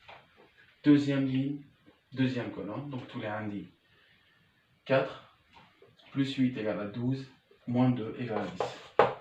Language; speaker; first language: French; non-native, local second language; Arabic